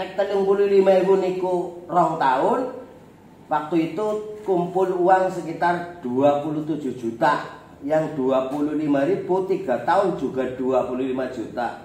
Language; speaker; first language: Indonesian; non-native, local second language; Javanese